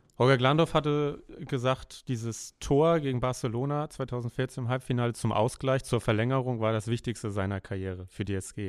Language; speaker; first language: German; native; German